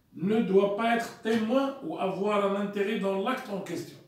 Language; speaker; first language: French; non-native, local second language; Arabic